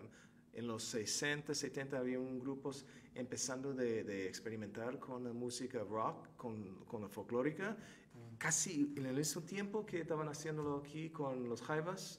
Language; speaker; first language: Spanish; non-native, fluent; Turkish